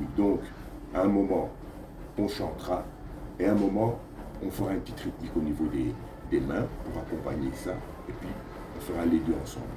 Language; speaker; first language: French; non-native, local second language; Lingala